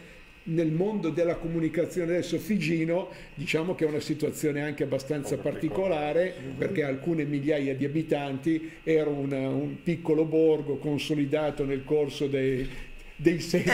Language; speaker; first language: Italian; native; Italian